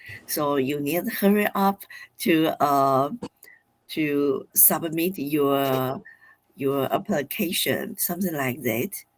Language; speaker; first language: English; non-native, fluent; Chinese